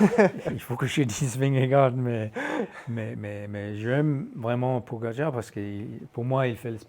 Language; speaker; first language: French; non-native, fluent; Danish